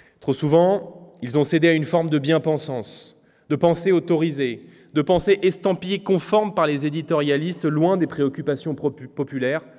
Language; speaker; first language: French; native; French